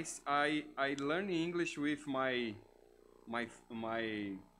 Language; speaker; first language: English; non-native, learner; Portuguese